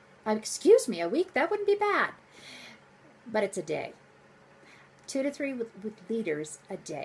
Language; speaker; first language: English; native; English